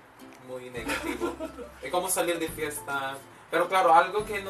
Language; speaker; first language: Spanish; non-native, fluent; Filipino